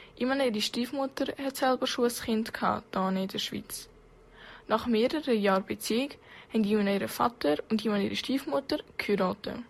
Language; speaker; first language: German; native; German